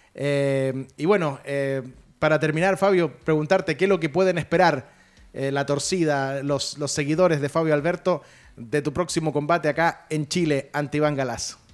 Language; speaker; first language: Spanish; native; Spanish